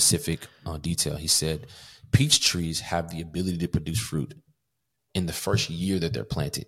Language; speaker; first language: English; native; English